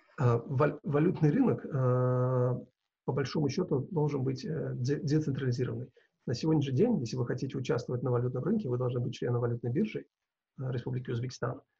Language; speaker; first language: Russian; non-native, local second language; Uzbek